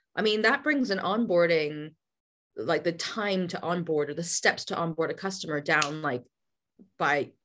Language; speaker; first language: English; native; English